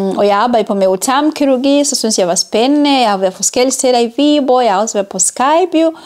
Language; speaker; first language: Danish; non-native, fluent; Ganda